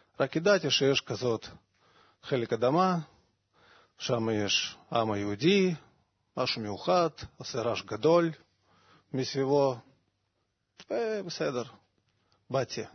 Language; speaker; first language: Hebrew; non-native, learner; Russian